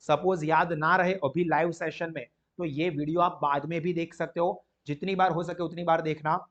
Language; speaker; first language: Hindi; non-native, local second language; Gujarati